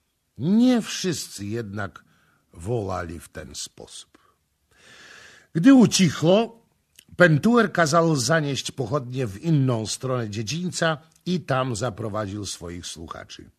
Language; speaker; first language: Polish; native; Polish